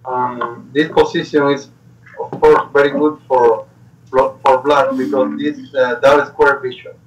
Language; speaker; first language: English; non-native, learner; Spanish